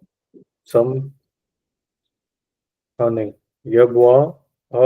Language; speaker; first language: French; non-native, learner; Punjabi